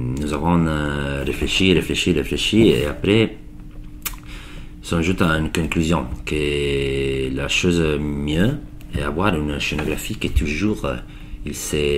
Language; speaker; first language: French; non-native, learner; Italian